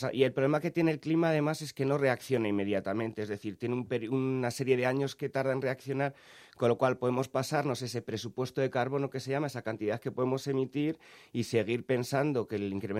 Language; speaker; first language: Spanish; native; Spanish